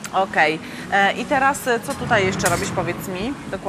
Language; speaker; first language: Polish; native; Polish